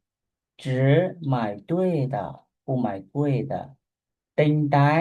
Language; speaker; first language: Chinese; non-native, fluent; Khmer